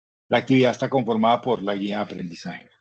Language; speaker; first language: Spanish; native; Spanish